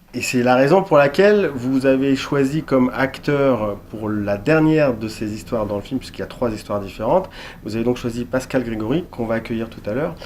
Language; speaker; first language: French; native; French